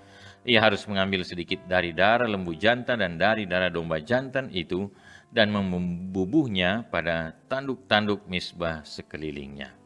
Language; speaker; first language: Indonesian; native; Indonesian